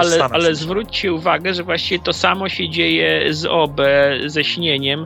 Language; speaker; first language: Polish; native; Polish